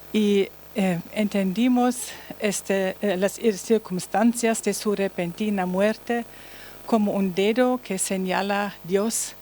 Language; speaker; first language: Spanish; non-native, learner; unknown